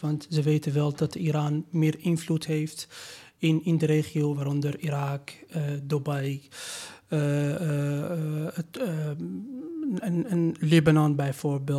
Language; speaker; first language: Dutch; non-native, learner; Persian